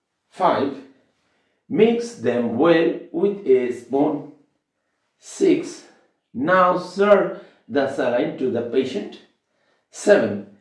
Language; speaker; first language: English; non-native, local second language; Bangla